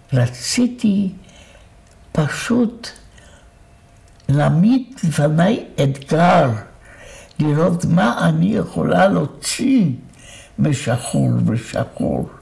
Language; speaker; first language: Hebrew; non-native, fluent; Polish